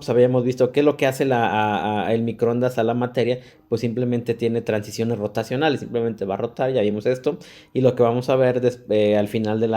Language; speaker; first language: Spanish; native; Spanish